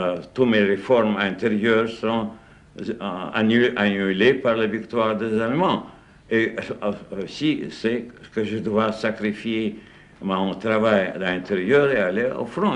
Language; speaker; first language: French; non-native, fluent; Russian